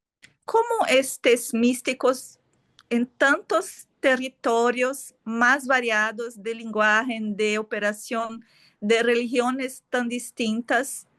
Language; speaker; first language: Spanish; non-native, fluent; Portuguese